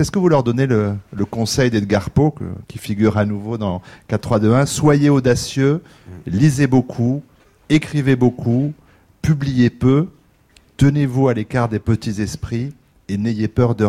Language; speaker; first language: French; native; French